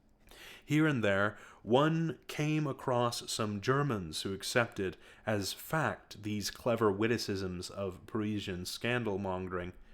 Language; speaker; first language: English; native; English